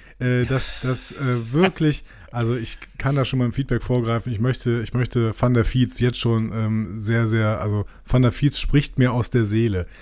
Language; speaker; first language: German; native; German